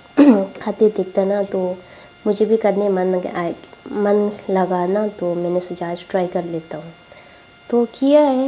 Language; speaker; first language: Hindi; non-native, local second language; Tibetan